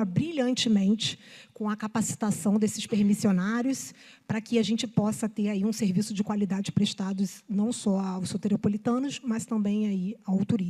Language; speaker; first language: Portuguese; native; Portuguese